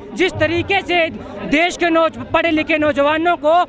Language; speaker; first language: Hindi; native; Hindi